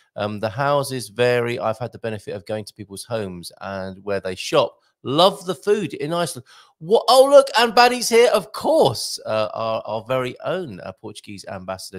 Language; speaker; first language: English; native; English